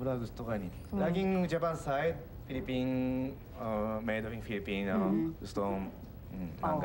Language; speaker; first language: Filipino; non-native, learner; Japanese